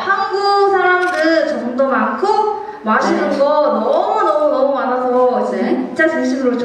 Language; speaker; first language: Korean; non-native, learner; Chinese